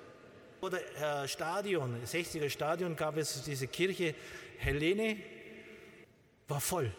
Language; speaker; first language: German; non-native, learner; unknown